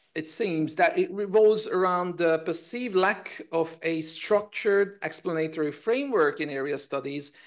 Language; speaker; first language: English; non-native, fluent; Hungarian